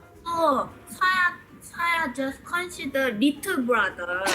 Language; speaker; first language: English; non-native, learner; Korean